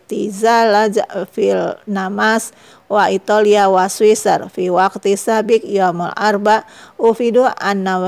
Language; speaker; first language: Arabic; non-native, fluent; Indonesian